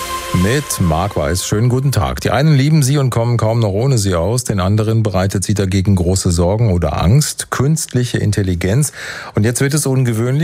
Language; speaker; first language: German; native; German